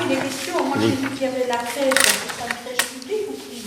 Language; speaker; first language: French; native; French